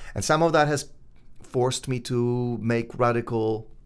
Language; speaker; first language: English; non-native, fluent; Polish